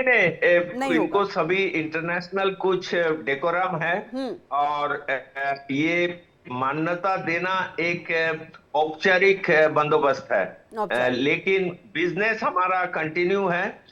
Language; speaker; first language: Hindi; non-native, local second language; Bangla